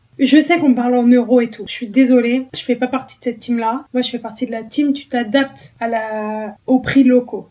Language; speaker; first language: French; native; French